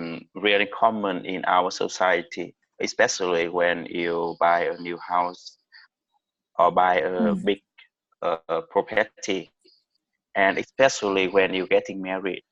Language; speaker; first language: English; non-native, learner; Vietnamese